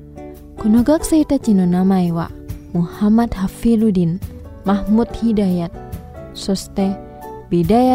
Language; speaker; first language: Japanese; non-native, fluent; Indonesian